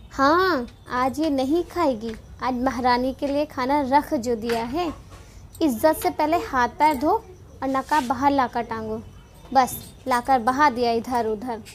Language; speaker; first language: Hindi; native; Hindi